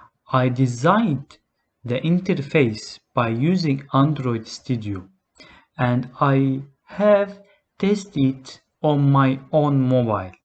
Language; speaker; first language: English; non-native, learner; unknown